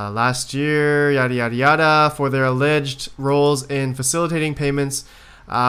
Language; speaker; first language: English; native; English